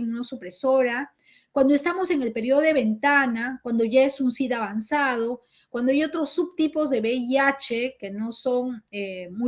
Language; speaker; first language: Spanish; native; Spanish